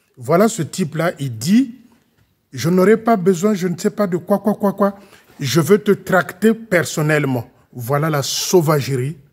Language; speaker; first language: French; non-native, local second language; Lingala